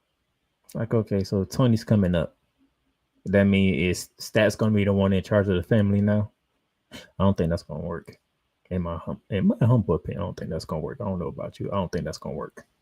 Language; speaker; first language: English; native; English